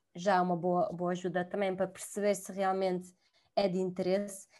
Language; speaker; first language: Portuguese; non-native, fluent; Italian